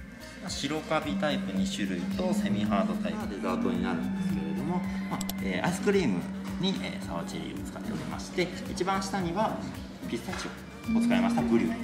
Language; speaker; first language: Japanese; native; Japanese